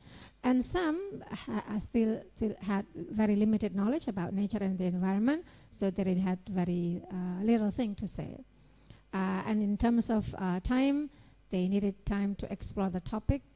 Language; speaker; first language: English; non-native, fluent; Indonesian